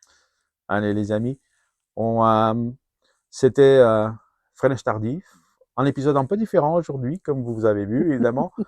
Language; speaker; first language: French; non-native, fluent; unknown